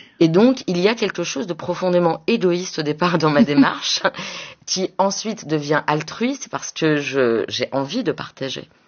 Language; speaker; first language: French; native; French